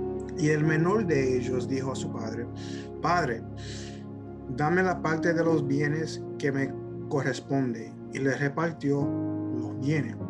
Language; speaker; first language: Spanish; early bilingual, heritage; Spanish